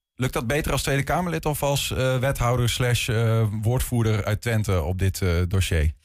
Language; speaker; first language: Dutch; native; Dutch